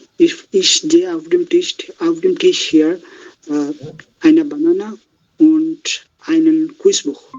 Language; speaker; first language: German; non-native, learner; Bangla